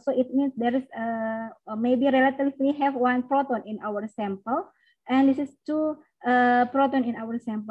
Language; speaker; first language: English; non-native, learner; Indonesian